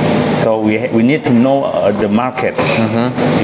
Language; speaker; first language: English; non-native, learner; Indonesian